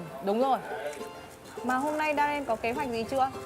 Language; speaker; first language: Vietnamese; native; Vietnamese